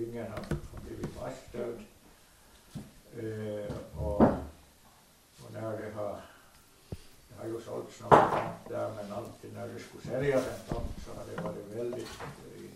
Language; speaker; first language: Swedish; native; Swedish